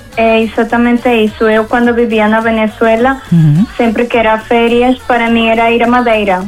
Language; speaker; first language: Portuguese; early bilingual, heritage; Portuguese